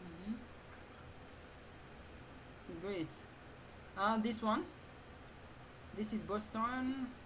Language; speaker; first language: English; non-native, fluent; French